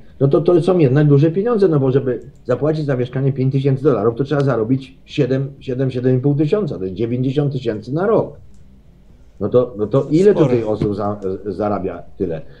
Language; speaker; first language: Polish; native; Polish